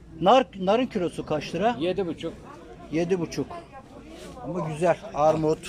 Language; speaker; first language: Turkish; native; Turkish